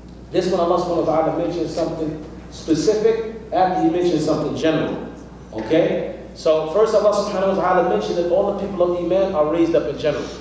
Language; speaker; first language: English; native; English